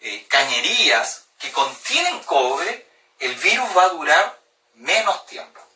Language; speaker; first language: Spanish; native; Spanish